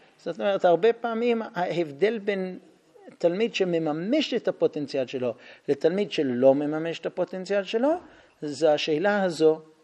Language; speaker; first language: Hebrew; non-native, fluent; English